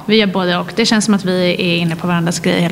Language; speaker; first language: Swedish; native; Swedish